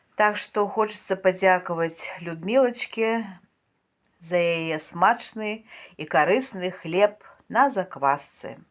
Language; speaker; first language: Belarusian; native; Belarusian